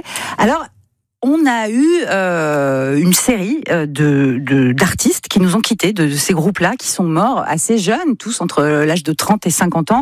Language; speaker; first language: French; native; French